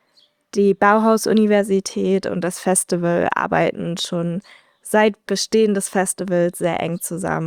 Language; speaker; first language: German; native; German